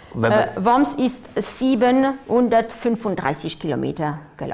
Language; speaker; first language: German; non-native, fluent; French